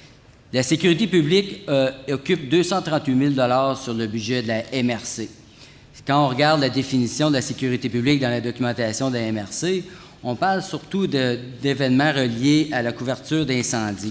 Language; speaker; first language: French; native; French